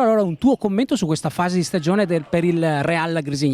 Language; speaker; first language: Italian; native; Italian